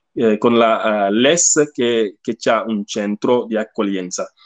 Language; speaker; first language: Italian; non-native, fluent; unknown